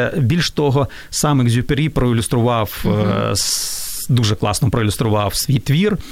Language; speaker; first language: Ukrainian; non-native, local second language; Russian